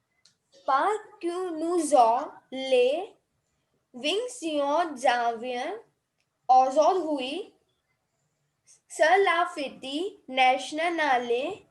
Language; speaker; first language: French; non-native, learner; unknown